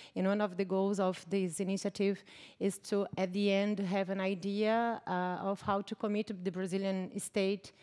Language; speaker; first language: English; non-native, fluent; Portuguese